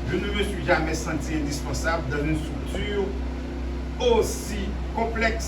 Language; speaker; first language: French; non-native, local second language; Haitian Creole